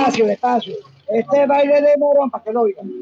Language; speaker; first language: Spanish; native; Spanish